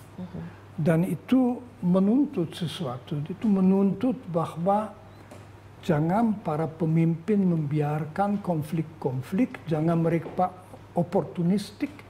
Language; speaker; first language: Indonesian; non-native, fluent; German